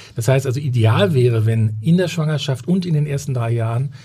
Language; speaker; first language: German; native; German